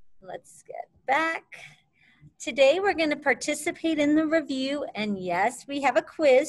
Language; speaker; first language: English; native; English